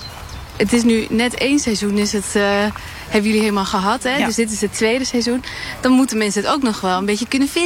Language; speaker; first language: Dutch; native; Dutch